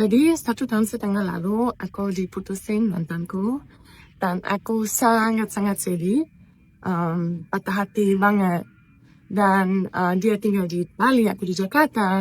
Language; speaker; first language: Indonesian; non-native, fluent; German